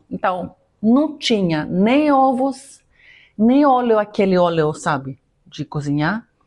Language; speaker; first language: Portuguese; non-native, fluent; Greek